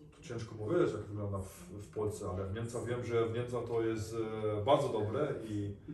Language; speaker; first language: Polish; early bilingual, heritage; Polish